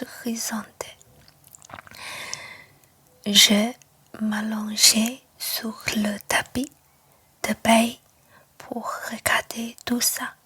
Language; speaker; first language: French; non-native, learner; Chinese